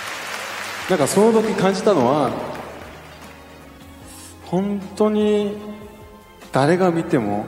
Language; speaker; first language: Japanese; non-native, learner; Korean